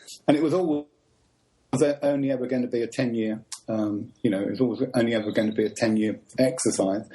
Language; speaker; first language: English; native; English